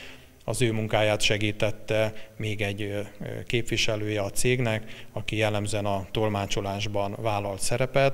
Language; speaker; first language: Hungarian; native; Hungarian